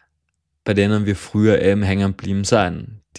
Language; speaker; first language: German; native; German